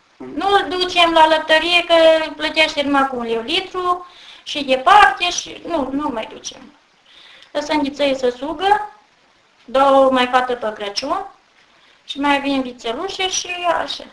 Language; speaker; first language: Romanian; native; Romanian